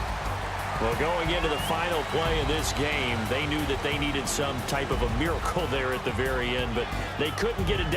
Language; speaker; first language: English; native; English